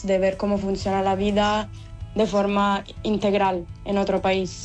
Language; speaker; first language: Spanish; non-native, fluent; Italian